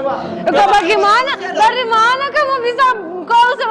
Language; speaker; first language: Indonesian; non-native, learner; Russian